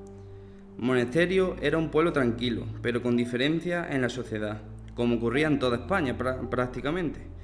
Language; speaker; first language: Spanish; native; Spanish